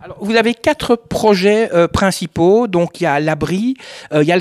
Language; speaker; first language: French; native; French